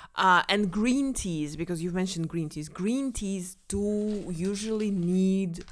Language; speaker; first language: English; non-native, fluent; Kazakh